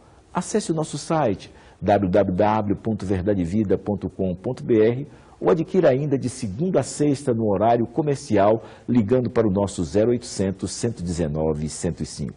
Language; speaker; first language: Portuguese; native; Portuguese